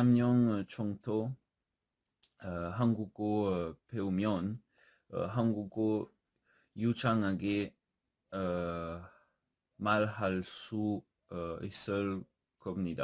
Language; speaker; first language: Korean; non-native, learner; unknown